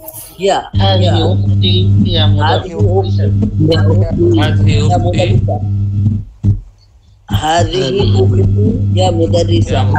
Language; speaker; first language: Arabic; non-native, learner; Bangla